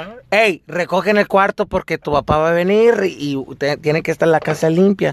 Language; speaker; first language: Spanish; early bilingual, other home language; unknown